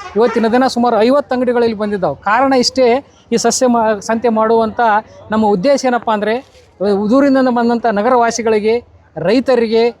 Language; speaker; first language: Kannada; native; Kannada